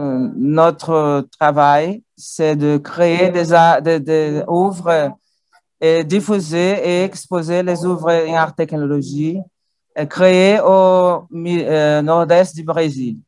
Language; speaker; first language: French; non-native, learner; Portuguese